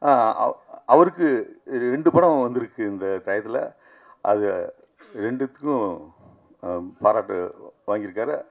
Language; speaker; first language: Tamil; native; Tamil